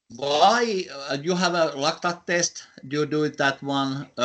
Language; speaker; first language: English; non-native, learner; Finnish